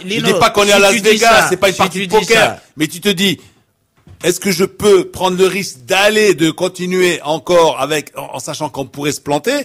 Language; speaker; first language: French; non-native, local second language; Arabic